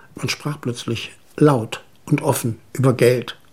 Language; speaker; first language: German; native; German